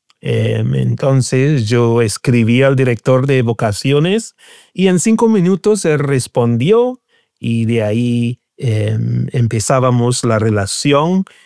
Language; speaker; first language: Spanish; non-native, fluent; English